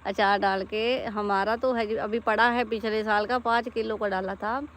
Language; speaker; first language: Hindi; non-native, local second language; Punjabi